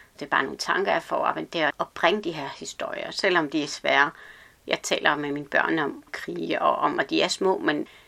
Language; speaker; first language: Danish; early bilingual, other home language; Arabic